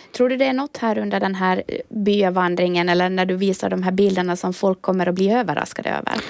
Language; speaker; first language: Swedish; native; Swedish